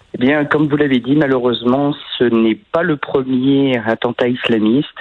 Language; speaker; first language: French; native; French